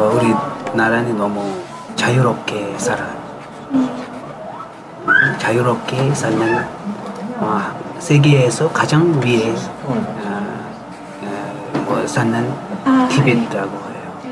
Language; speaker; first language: Korean; non-native, learner; Tibetan